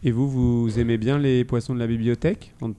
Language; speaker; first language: French; native; French